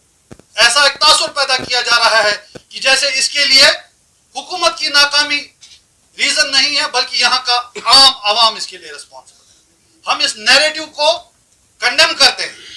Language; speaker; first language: Hindi; non-native, local second language; Kashmiri